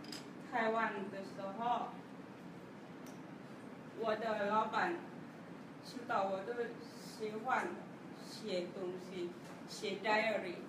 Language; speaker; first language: Chinese; non-native, learner; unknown